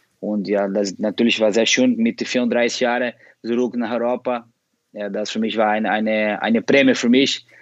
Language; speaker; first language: German; non-native, fluent; Portuguese